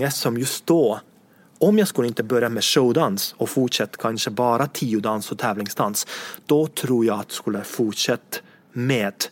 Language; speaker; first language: Swedish; non-native, fluent; Estonian